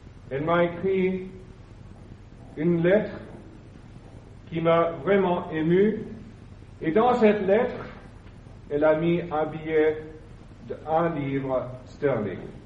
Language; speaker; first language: French; non-native, fluent; English